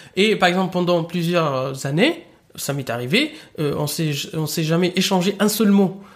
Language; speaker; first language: French; non-native, fluent; Arabic